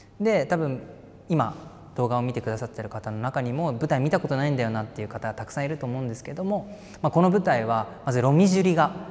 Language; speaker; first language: Japanese; native; Japanese